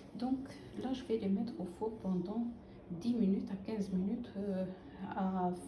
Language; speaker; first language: French; non-native, local second language; Arabic